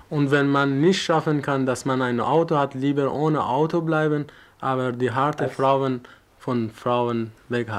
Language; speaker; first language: German; non-native, learner; Persian